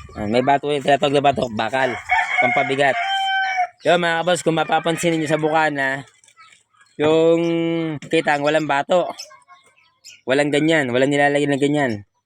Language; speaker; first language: Filipino; native; Filipino